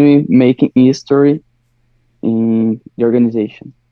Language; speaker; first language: English; non-native, learner; Portuguese